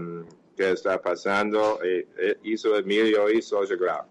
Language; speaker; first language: Portuguese; non-native, fluent; English